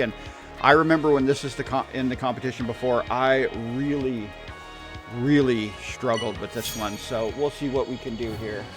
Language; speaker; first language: English; native; English